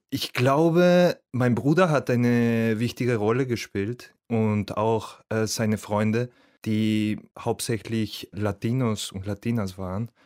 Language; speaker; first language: German; non-native, fluent; Spanish